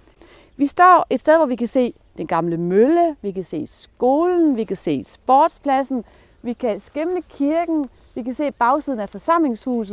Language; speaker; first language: Danish; native; Danish